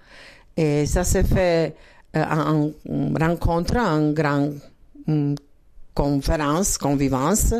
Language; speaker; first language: French; non-native, learner; Croatian